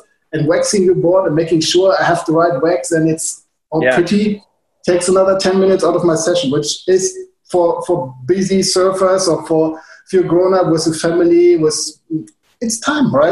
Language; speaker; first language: English; non-native, fluent; German